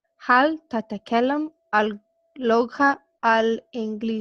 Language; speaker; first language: Arabic; non-native, learner; English